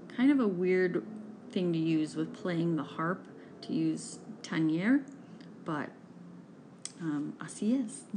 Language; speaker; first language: English; native; English